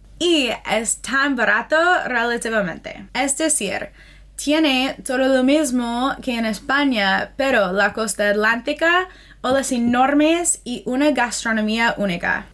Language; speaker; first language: Spanish; non-native, fluent; English